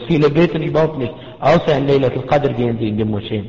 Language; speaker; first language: German; non-native, fluent; Arabic